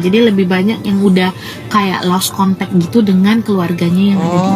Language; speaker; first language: Indonesian; non-native, local second language; Tamil